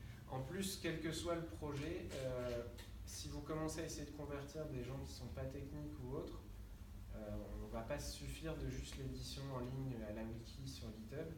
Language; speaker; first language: French; native; French